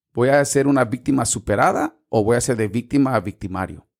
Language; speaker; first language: Spanish; early bilingual, heritage; Spanish